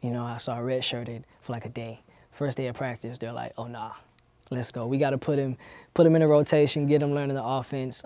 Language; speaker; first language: English; native; English